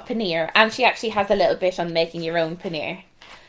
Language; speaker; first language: English; native; English